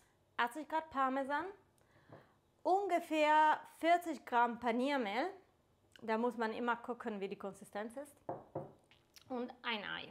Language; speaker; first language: German; non-native, fluent; Italian